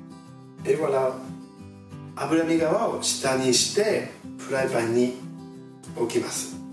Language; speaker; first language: Japanese; non-native, fluent; French